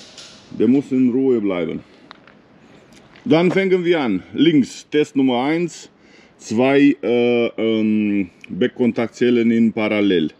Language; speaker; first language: German; non-native, fluent; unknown